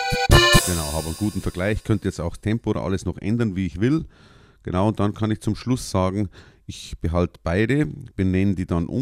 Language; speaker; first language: German; native; German